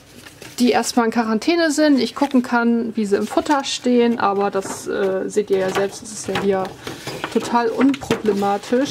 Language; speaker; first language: German; native; German